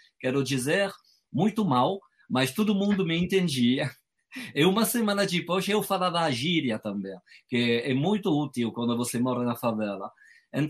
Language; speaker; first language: Portuguese; non-native, fluent; French